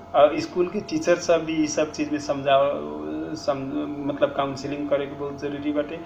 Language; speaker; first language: Bhojpuri; non-native, local second language; Nepali